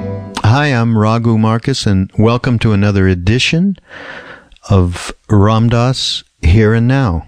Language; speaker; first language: English; native; English